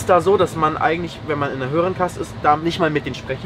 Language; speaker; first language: German; native; German